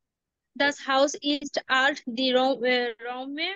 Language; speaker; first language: German; non-native, learner; Bangla